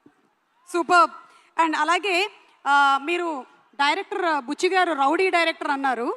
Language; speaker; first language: Telugu; native; Telugu